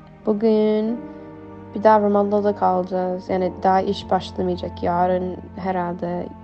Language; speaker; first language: Turkish; early bilingual, heritage; Turkish